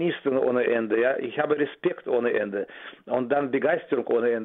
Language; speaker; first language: German; non-native, fluent; Russian